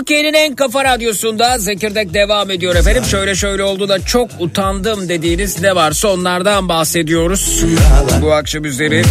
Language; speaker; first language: Turkish; native; Turkish